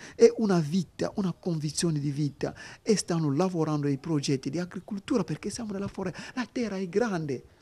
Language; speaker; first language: Italian; non-native, fluent; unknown